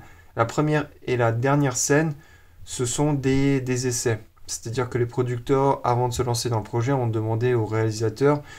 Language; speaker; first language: French; native; French